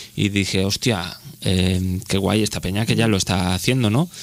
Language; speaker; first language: Spanish; non-native, local second language; Catalan